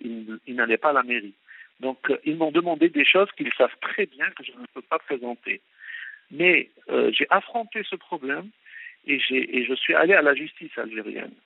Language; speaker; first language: French; non-native, local second language; Arabic